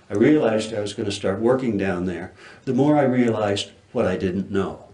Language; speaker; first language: English; native; English